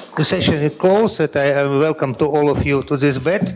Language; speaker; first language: English; non-native, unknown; Russian